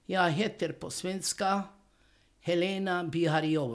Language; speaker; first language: Swedish; non-native, learner; Romany